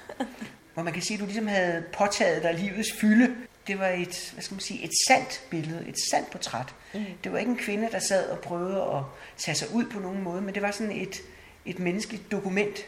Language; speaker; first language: Danish; native; Danish